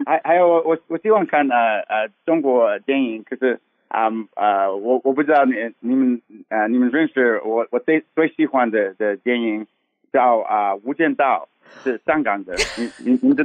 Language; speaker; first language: Chinese; non-native, learner; English